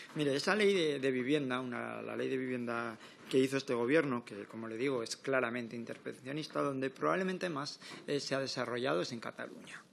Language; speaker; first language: Spanish; native; Spanish